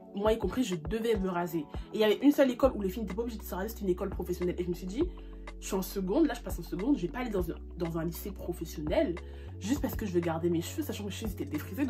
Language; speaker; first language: French; early bilingual, other home language; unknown